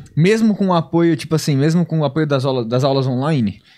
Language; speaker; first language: Portuguese; native; Portuguese